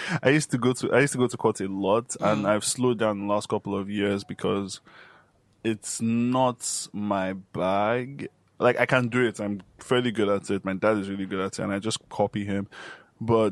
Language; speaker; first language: English; non-native, local second language; Yoruba